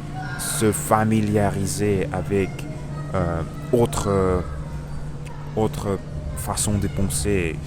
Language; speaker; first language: French; non-native, learner; Russian